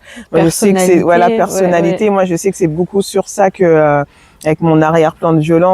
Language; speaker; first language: French; native; French